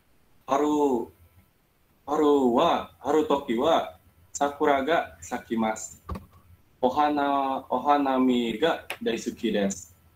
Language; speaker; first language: Japanese; non-native, learner; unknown